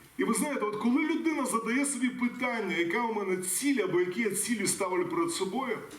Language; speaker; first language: Ukrainian; non-native, local second language; Russian